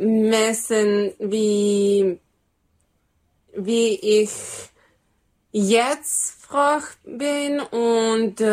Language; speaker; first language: German; non-native, learner; Serbian